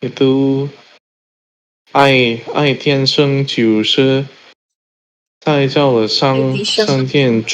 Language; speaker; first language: Chinese; non-native, learner; Indonesian